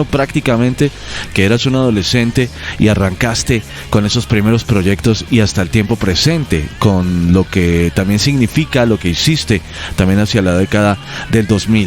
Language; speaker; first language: Spanish; native; Spanish